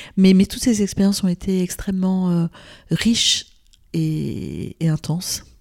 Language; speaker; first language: French; non-native, local second language; Arabic